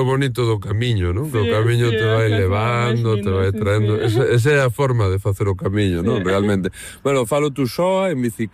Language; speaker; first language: Portuguese; non-native, learner; Spanish